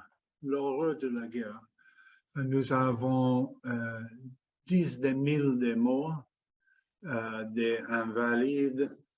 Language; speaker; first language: French; non-native, fluent; English